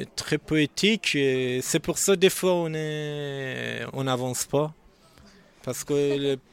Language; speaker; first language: French; non-native, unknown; Persian